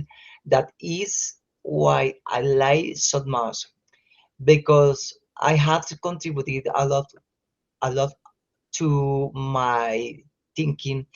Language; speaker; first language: English; non-native, learner; Spanish